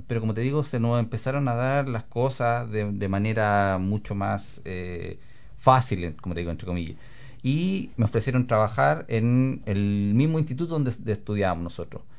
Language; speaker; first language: Spanish; native; Spanish